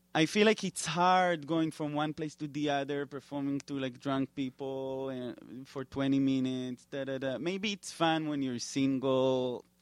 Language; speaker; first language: English; non-native, fluent; Hebrew